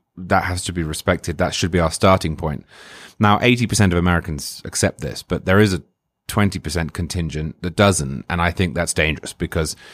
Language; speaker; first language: English; native; English